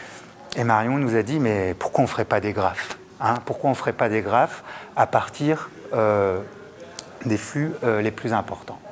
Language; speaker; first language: French; native; French